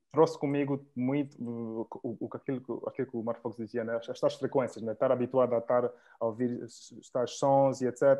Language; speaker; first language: Portuguese; early bilingual, heritage; Portuguese